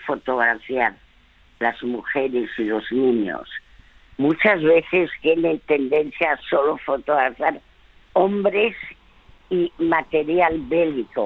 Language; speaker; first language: Spanish; early bilingual, other home language; French